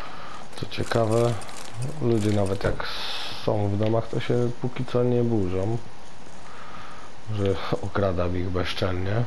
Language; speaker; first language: Polish; native; Polish